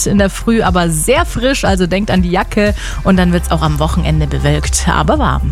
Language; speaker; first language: German; native; German